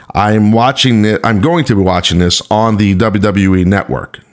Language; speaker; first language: English; native; English